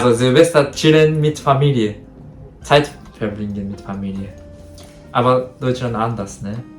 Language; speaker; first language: German; non-native, learner; Japanese